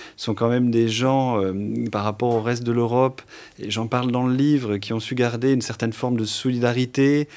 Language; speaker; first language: French; non-native, local second language; Occitan